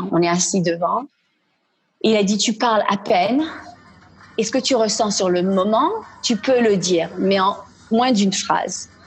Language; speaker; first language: French; non-native, fluent; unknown